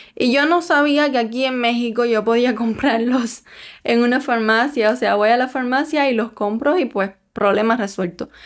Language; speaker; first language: Spanish; native; Spanish